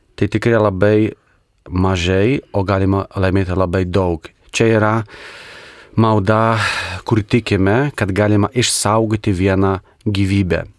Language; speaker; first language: Lithuanian; non-native, local second language; Polish